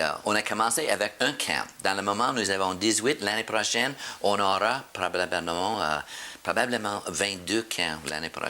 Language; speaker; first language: French; non-native, learner; English